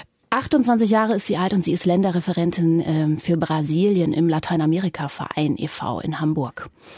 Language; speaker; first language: German; native; German